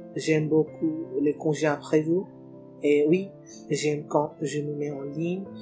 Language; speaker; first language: French; non-native, fluent; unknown